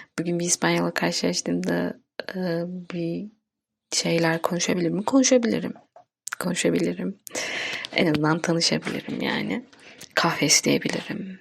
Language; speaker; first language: Turkish; non-native, local second language; Kurdish